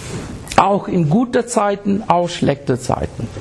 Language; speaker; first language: German; non-native, learner; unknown